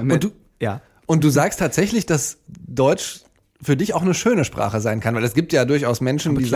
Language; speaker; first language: German; native; German